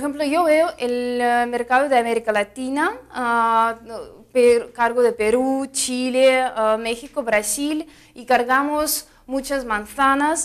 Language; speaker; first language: Spanish; non-native, fluent; Russian